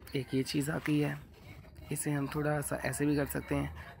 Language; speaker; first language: Urdu; non-native, local second language; Punjabi